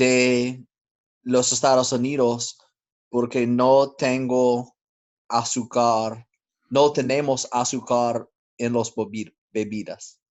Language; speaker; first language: Spanish; non-native, learner; English